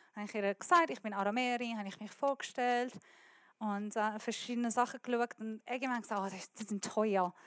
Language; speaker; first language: German; non-native, learner; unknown